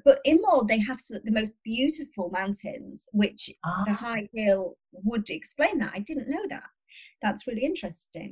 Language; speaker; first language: English; native; English